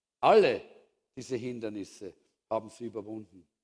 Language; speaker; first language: German; native; German